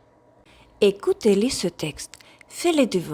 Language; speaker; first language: French; non-native, fluent; Ukrainian